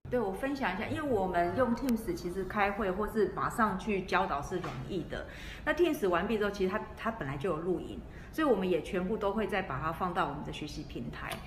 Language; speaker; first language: Chinese; native; Chinese